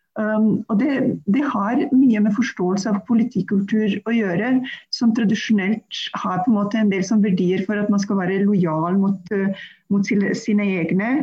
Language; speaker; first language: Norwegian; non-native, fluent; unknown